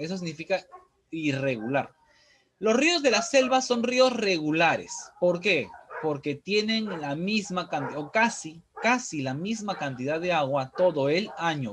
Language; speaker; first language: Spanish; native; Spanish